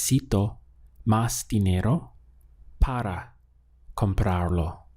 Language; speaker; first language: Spanish; non-native, fluent; English